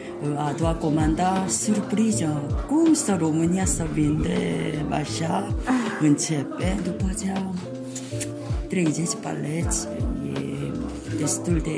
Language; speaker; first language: Romanian; non-native, learner; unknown